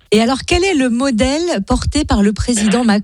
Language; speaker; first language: French; native; French